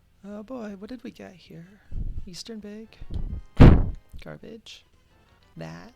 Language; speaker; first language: English; native; English